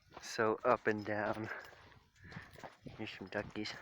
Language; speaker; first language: English; native; English